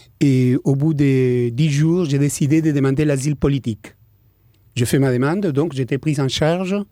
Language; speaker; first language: French; non-native, fluent; Spanish